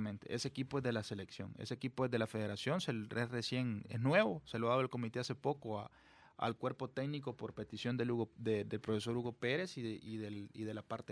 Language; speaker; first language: Spanish; native; Spanish